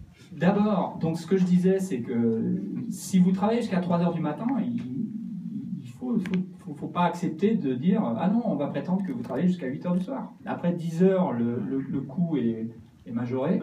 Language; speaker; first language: French; native; French